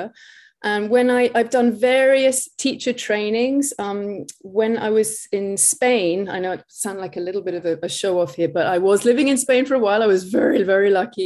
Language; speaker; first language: English; native; English